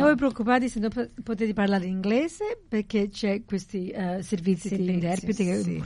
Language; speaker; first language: Italian; early bilingual, heritage; English